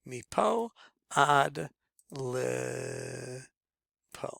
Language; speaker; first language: Hebrew; non-native, fluent; English